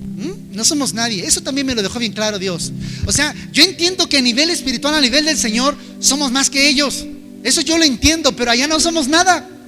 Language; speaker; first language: Spanish; native; Spanish